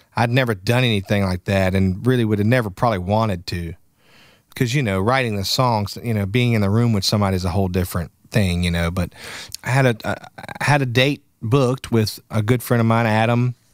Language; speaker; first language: English; native; English